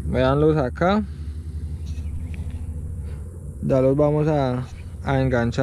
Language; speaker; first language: Spanish; native; Spanish